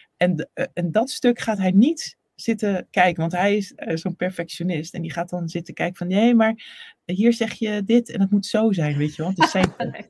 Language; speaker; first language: Dutch; native; Dutch